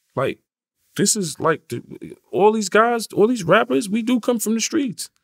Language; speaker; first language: English; native; English